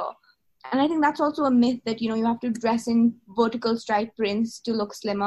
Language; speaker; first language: English; native; English